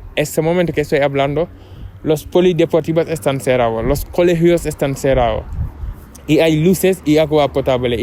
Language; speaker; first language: Spanish; non-native, fluent; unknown